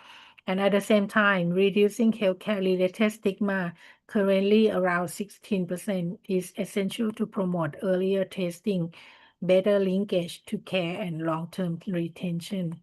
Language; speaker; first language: English; non-native, fluent; Thai